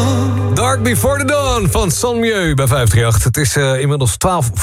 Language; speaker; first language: Dutch; native; Dutch